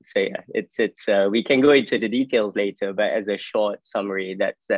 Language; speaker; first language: English; non-native, local second language; Malay